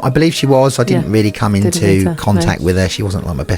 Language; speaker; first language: English; native; English